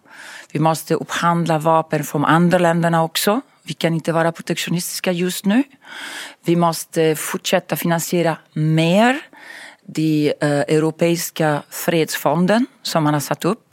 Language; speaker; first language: Swedish; non-native, fluent; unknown